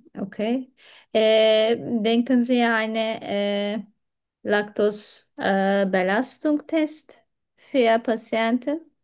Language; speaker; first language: German; non-native, fluent; Turkish